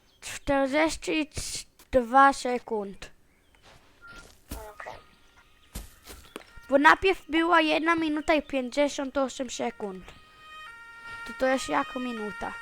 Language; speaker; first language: Polish; early bilingual, heritage; Polish